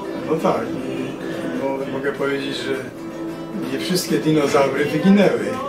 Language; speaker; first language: Polish; native; Polish